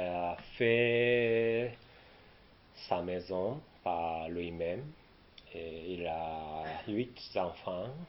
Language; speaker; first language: French; non-native, learner; Japanese